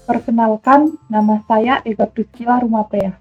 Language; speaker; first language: Indonesian; native; Indonesian